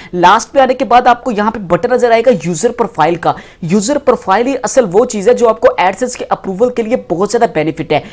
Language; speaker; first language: Urdu; non-native, local second language; Punjabi